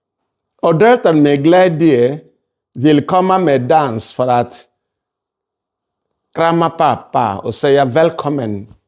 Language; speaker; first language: Swedish; non-native, fluent; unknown